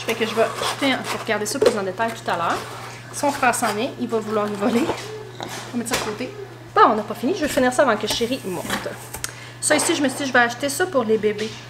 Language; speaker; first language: French; native; French